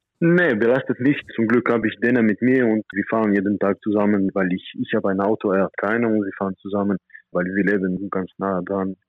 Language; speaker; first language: German; non-native, fluent; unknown